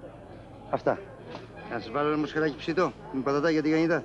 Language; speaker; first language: Greek; native; Greek